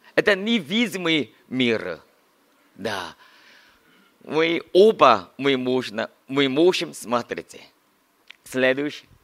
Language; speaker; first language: Russian; non-native, learner; Korean